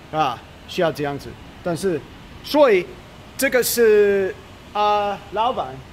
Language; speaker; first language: Chinese; non-native, learner; English